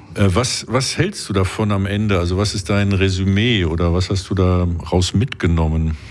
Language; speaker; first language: German; native; German